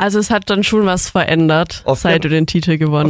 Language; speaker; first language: German; native; German